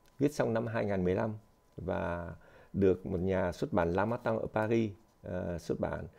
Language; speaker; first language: Vietnamese; native; Vietnamese